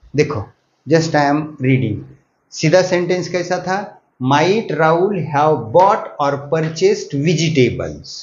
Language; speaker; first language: Hindi; non-native, local second language; Marathi